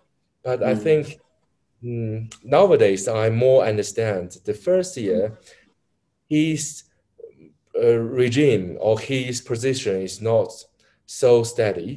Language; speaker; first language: English; non-native, learner; Chinese